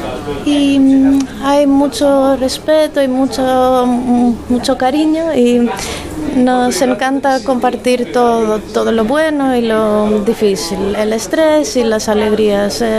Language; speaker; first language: Spanish; non-native, fluent; Greek